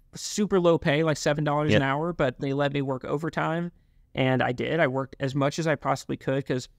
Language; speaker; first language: English; native; English